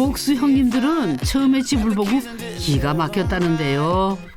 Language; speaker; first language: Korean; native; Korean